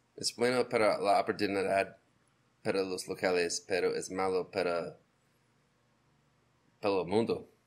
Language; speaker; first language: Spanish; non-native, learner; English